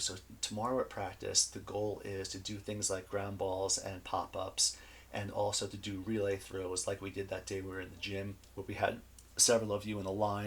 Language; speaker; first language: English; native; English